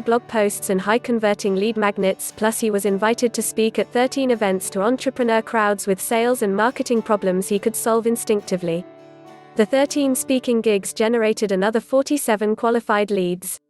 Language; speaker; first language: English; native; English